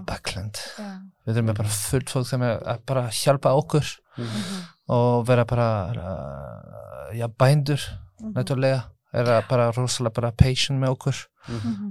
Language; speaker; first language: Icelandic; non-native, learner; French